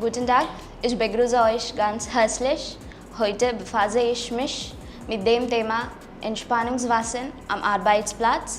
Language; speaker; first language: German; non-native, fluent; Malayalam